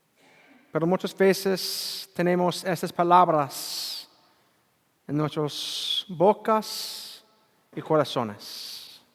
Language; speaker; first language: Spanish; non-native, learner; English